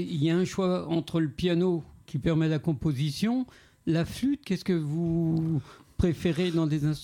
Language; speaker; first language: French; native; French